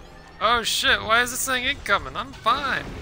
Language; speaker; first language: English; native; English